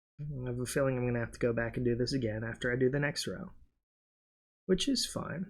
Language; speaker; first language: English; native; English